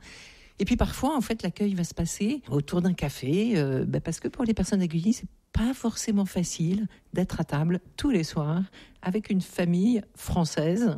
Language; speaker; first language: French; native; French